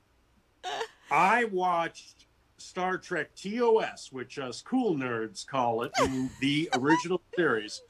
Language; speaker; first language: English; native; English